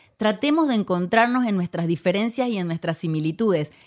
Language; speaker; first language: Spanish; native; Spanish